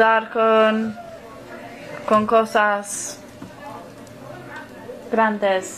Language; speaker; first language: Spanish; non-native, learner; English